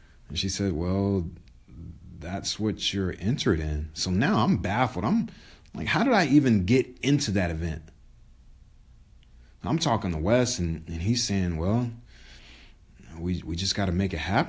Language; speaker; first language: English; native; English